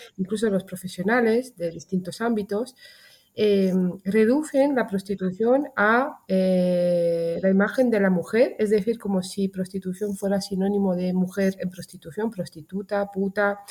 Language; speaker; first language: Spanish; non-native, fluent; Romanian